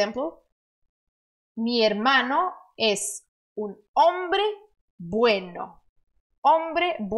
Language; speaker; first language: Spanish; non-native, fluent; Portuguese